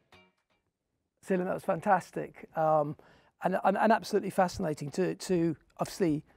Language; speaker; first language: English; native; English